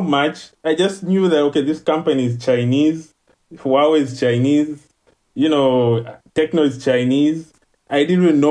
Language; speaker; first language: English; non-native, local second language; Ganda